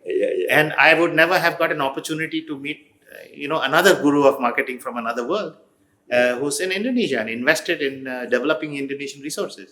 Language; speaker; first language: English; non-native, fluent; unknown